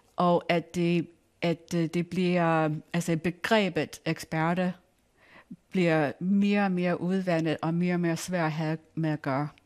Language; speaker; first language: Danish; non-native, fluent; English